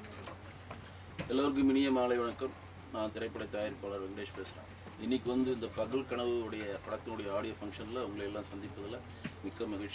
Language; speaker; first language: Tamil; native; Tamil